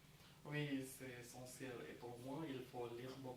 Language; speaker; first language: French; non-native, fluent; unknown